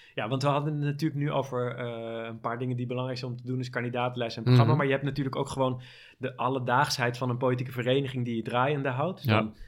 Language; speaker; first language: Dutch; native; Dutch